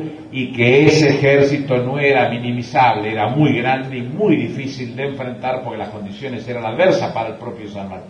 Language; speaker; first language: Spanish; native; Spanish